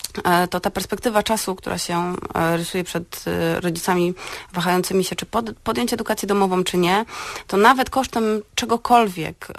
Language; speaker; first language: Polish; native; Polish